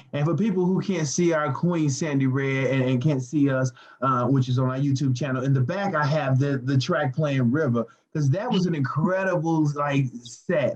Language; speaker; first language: English; native; English